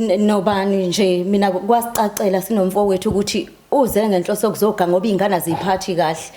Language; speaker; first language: Zulu; native; Zulu